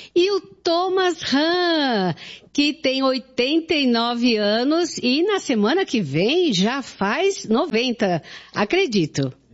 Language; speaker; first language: Portuguese; native; Portuguese